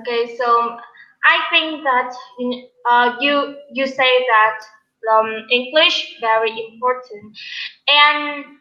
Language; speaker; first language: English; non-native, learner; Vietnamese